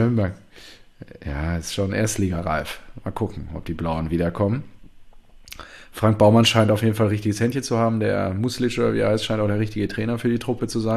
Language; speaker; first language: German; native; German